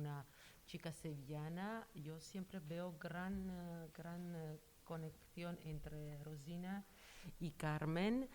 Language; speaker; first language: Spanish; non-native, fluent; Georgian